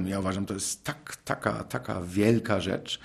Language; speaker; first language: Polish; non-native, fluent; German